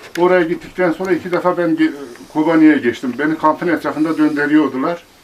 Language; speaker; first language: Turkish; non-native, local second language; Kurdish